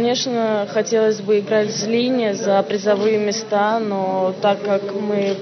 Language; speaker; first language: Russian; native; Russian